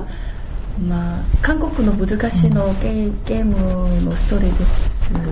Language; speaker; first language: Japanese; non-native, learner; Korean